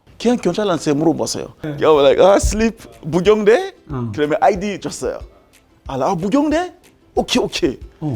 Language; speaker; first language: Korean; non-native, learner; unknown